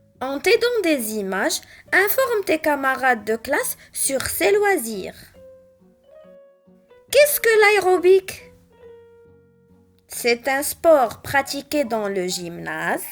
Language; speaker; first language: French; non-native, local second language; Arabic